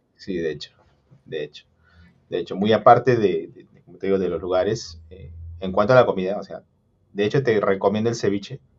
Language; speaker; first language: Spanish; native; Spanish